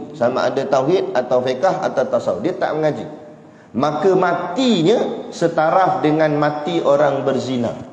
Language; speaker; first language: Malay; native; Malay